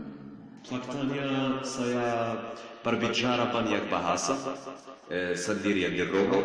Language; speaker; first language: Indonesian; non-native, learner; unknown